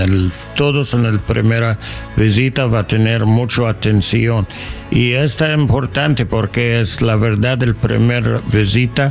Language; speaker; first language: Spanish; non-native, learner; English